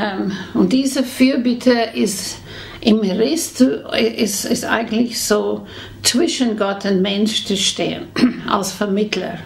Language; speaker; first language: German; non-native, fluent; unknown